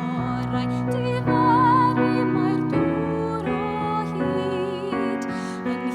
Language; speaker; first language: Welsh; native; Welsh